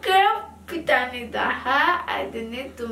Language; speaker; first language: Turkish; non-native, learner; Indonesian